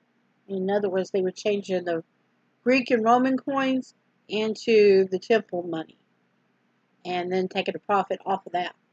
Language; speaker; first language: English; native; English